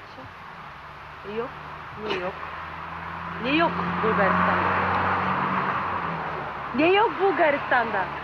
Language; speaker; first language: Turkish; early bilingual, heritage; Turkish